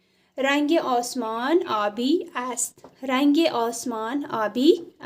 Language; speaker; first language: Persian; non-native, fluent; Urdu